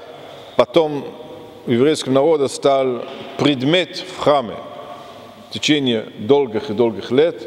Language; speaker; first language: Russian; non-native, fluent; German